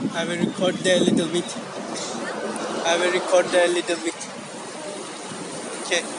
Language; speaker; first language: English; non-native, learner; Turkish